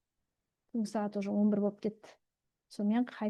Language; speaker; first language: Kazakh; native; Kazakh